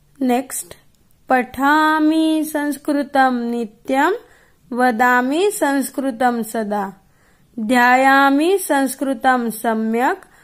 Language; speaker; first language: Hindi; non-native, local second language; Gujarati